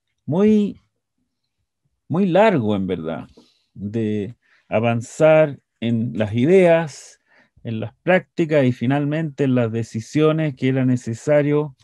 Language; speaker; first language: Spanish; native; Spanish